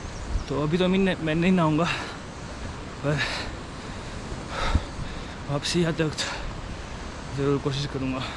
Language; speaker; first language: Hindi; native; Hindi